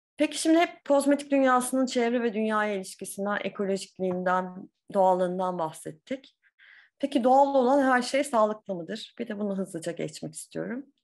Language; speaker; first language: Turkish; native; Turkish